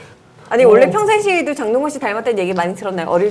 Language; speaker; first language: Korean; native; Korean